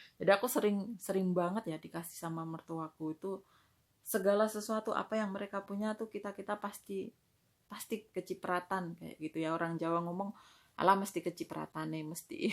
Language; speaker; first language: Indonesian; native; Indonesian